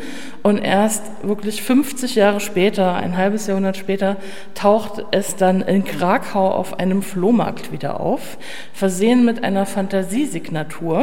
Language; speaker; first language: German; native; German